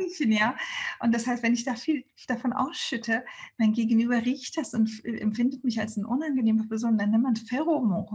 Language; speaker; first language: German; non-native, fluent; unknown